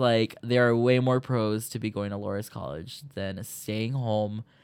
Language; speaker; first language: English; early bilingual, other home language; Spanish